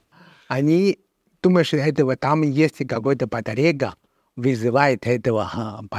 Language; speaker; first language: Russian; non-native, learner; Chinese